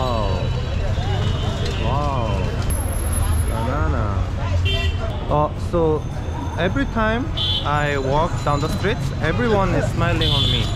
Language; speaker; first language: English; non-native, fluent; Korean